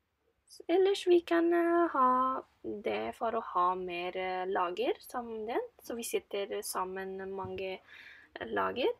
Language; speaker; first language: Norwegian; non-native, fluent; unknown